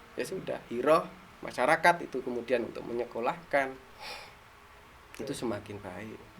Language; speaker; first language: Indonesian; non-native, local second language; Javanese